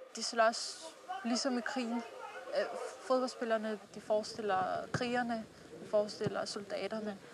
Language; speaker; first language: Danish; early bilingual, other home language; Bosnian